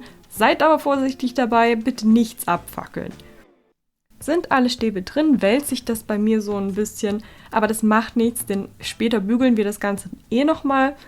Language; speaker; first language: German; native; German